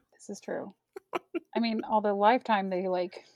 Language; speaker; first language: English; native; English